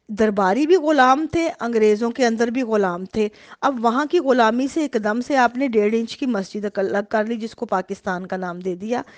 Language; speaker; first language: Urdu; native; Urdu